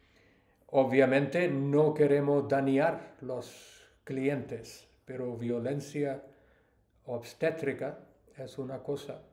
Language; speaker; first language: Spanish; non-native, learner; English